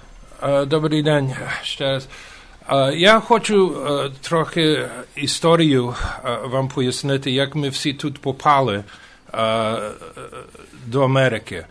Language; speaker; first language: Ukrainian; early bilingual, heritage; Ukrainian